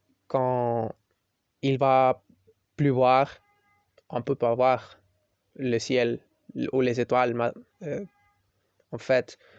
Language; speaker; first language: French; non-native, learner; Spanish